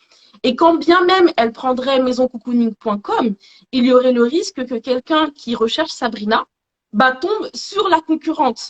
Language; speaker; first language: French; native; French